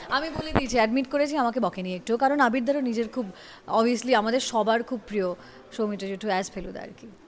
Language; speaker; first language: Bangla; native; Bangla